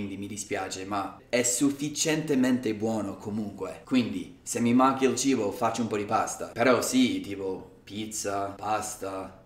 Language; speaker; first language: Italian; non-native, fluent; English